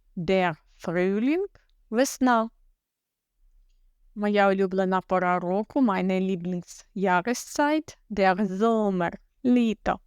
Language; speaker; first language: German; non-native, fluent; Ukrainian